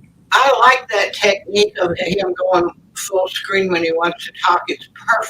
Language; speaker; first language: English; native; English